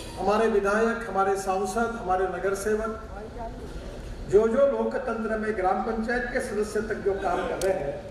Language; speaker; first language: Hindi; non-native, local second language; Marathi